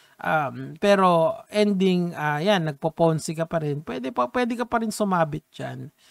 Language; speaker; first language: Filipino; native; Filipino